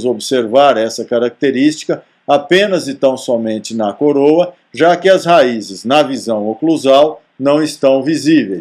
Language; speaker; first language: Portuguese; native; Portuguese